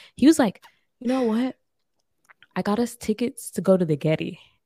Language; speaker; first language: English; native; English